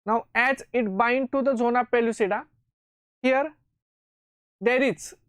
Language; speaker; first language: English; non-native, local second language; Marathi